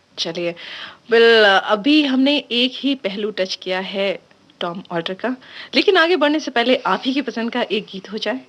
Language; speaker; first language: Hindi; native; Hindi